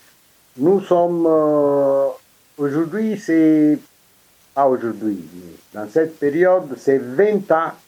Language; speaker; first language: French; non-native, fluent; Italian